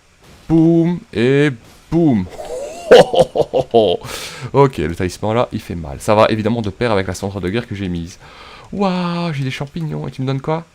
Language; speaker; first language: French; native; French